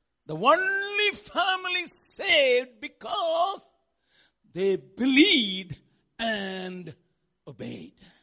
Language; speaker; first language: English; non-native, local second language; Tamil